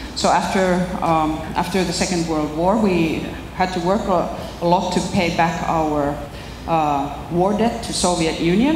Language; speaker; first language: English; non-native, fluent; Finnish